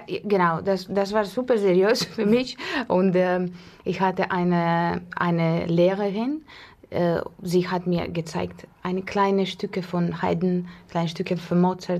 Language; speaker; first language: German; non-native, learner; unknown